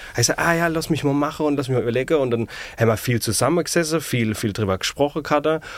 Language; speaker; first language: German; native; German